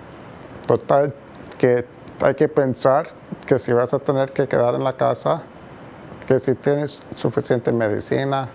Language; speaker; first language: Spanish; non-native, fluent; English